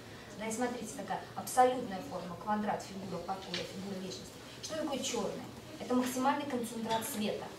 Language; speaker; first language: Russian; native; Russian